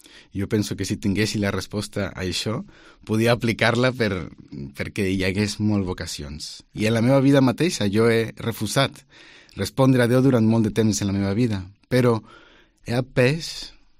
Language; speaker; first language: Catalan; non-native, fluent; Spanish